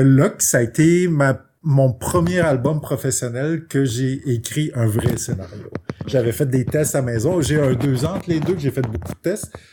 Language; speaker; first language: French; native; French